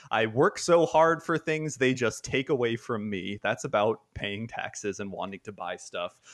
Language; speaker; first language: English; native; English